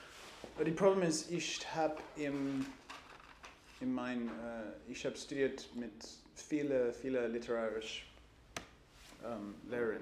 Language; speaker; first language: German; non-native, learner; English